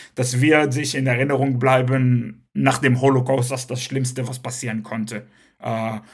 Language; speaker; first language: German; non-native, local second language; Hebrew